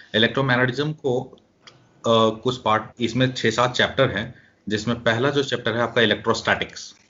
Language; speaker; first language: Hindi; native; Hindi